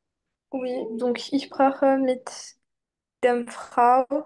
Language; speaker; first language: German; non-native, learner; French